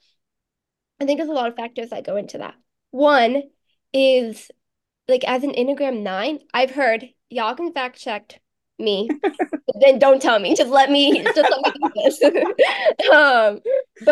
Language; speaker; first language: English; early bilingual, other home language; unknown